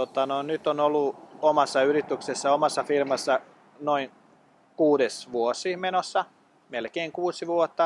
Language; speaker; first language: Finnish; non-native, fluent; Bosnian